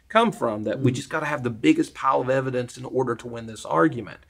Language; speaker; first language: English; native; English